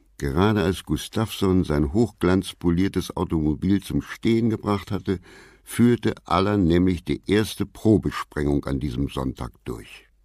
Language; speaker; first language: German; native; German